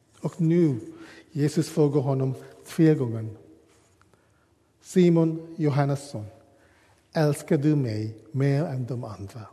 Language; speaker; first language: Swedish; non-native, learner; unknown